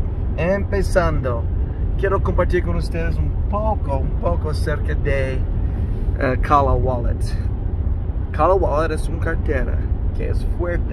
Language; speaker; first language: Spanish; early bilingual, heritage; English